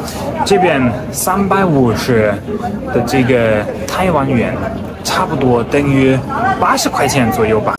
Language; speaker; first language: Chinese; non-native, fluent; German